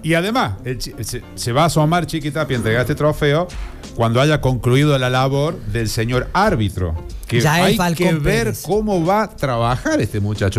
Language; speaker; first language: Spanish; native; Spanish